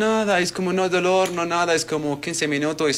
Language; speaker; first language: Spanish; non-native, learner; Arabic